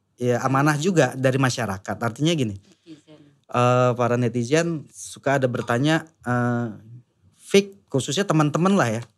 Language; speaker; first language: Indonesian; native; Indonesian